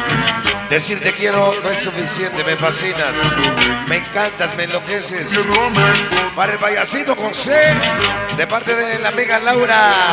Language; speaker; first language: Spanish; native; Spanish